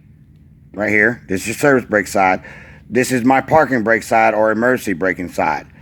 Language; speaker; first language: English; native; English